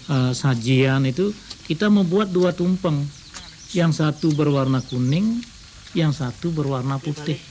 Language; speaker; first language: Indonesian; native; Indonesian